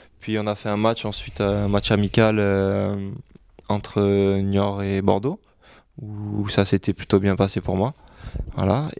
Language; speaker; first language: French; native; French